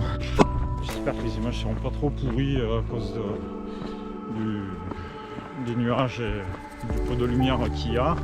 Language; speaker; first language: French; native; French